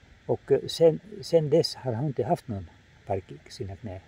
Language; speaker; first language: Swedish; non-native, fluent; Finnish